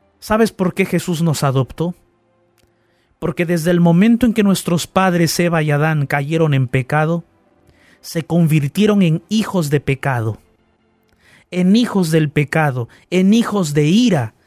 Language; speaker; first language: Spanish; native; Spanish